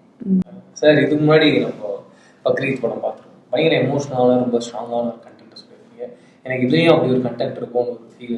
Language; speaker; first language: Tamil; native; Tamil